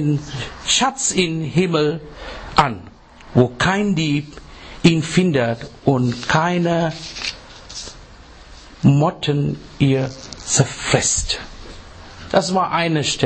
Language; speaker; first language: German; non-native, learner; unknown